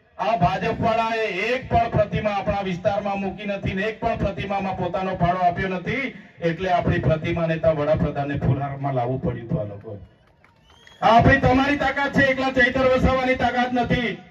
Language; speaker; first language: Gujarati; non-native, local second language; Vasavi